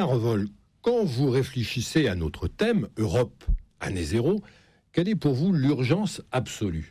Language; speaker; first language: French; native; French